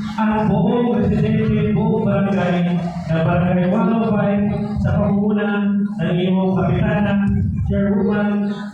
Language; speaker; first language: Filipino; native; Filipino